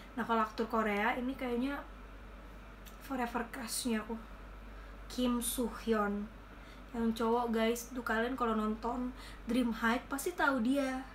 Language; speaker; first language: Indonesian; native; Indonesian